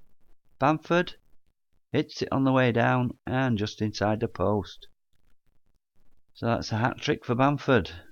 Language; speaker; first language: English; native; English